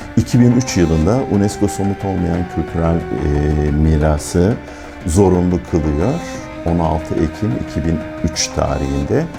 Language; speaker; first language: Turkish; non-native, local second language; Arabic